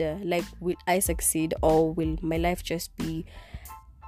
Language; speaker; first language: English; non-native, local second language; Kikuyu